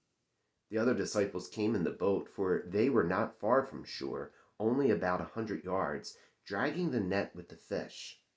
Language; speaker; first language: English; native; English